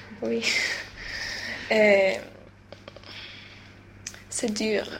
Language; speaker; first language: French; non-native, learner; Swedish